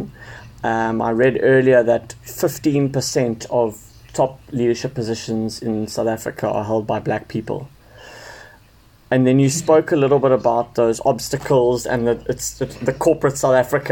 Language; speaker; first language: English; native; English